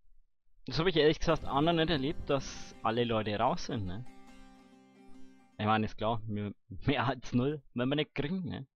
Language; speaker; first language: German; native; German